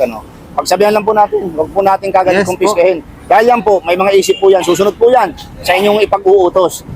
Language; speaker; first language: Filipino; native; Filipino